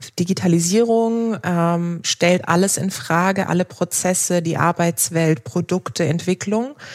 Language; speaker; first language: German; early bilingual, other home language; Turkish